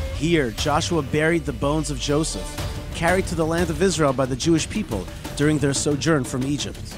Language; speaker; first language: English; native; English